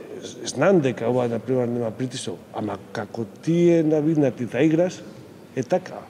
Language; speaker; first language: Macedonian; non-native, learner; Spanish